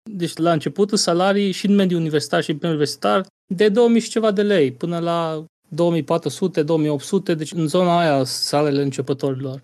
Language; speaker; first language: Romanian; native; Romanian